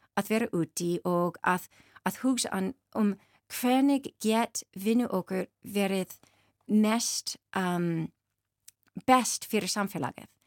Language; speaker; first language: Icelandic; non-native, learner; English